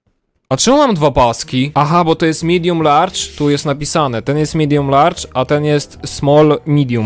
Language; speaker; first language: Polish; native; Polish